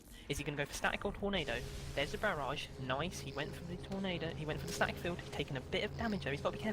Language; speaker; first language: English; native; English